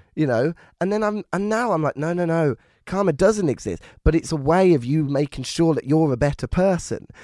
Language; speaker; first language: English; native; English